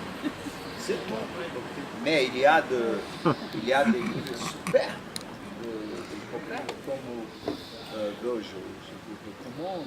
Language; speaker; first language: French; non-native, fluent; Portuguese